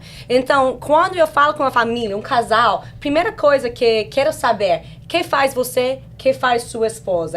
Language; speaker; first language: Portuguese; non-native, fluent; English